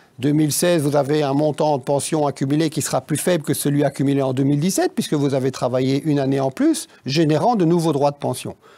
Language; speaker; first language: French; native; French